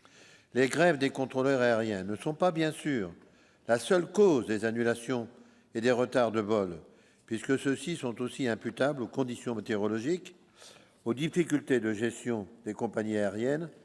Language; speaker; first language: French; native; French